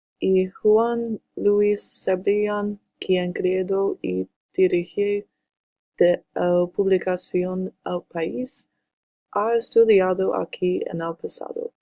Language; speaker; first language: Spanish; non-native, learner; English